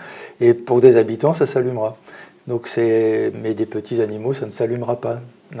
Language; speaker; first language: French; native; French